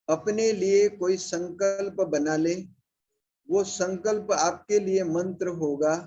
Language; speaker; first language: Hindi; non-native, local second language; Marathi